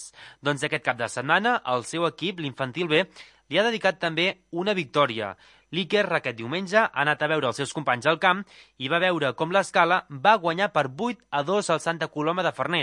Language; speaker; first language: Catalan; native; Catalan